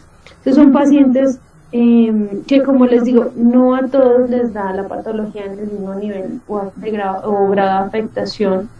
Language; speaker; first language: Spanish; native; Spanish